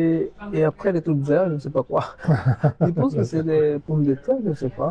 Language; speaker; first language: French; non-native, learner; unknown